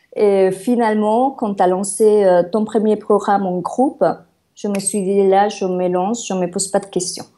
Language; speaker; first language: French; non-native, fluent; Spanish